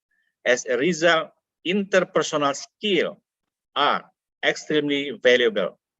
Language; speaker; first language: English; non-native, fluent; Indonesian